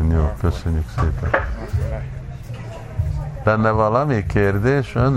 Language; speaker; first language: Hungarian; early bilingual, heritage; Hungarian